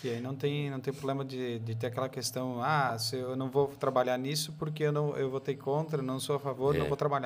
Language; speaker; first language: Portuguese; native; Portuguese